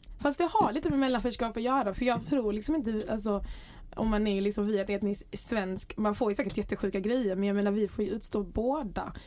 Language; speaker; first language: Swedish; early bilingual, other home language; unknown